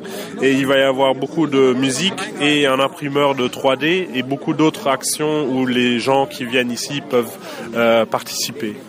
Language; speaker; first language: French; non-native, fluent; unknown